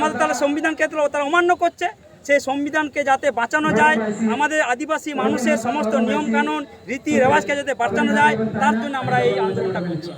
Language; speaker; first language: Bangla; non-native, local second language; Santali